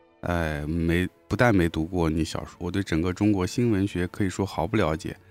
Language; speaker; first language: Chinese; native; Chinese